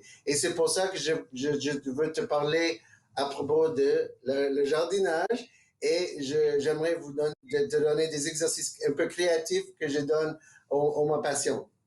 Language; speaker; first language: French; non-native, local second language; English